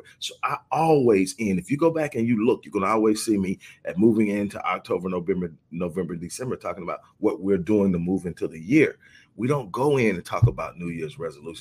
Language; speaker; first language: English; native; English